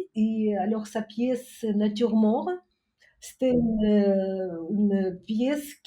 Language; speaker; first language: French; non-native, fluent; Ukrainian